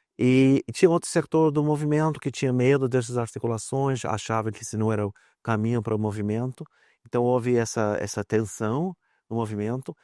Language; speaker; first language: Portuguese; non-native, fluent; English